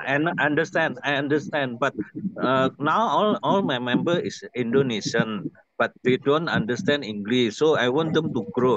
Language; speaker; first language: English; non-native, learner; Indonesian